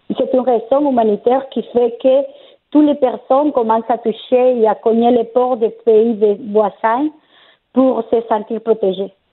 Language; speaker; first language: French; non-native, fluent; Spanish